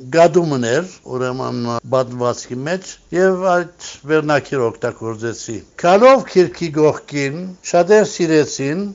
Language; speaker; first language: Armenian; native; Armenian